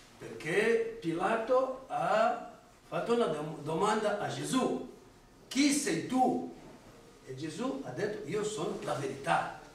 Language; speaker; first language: Italian; non-native, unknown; Portuguese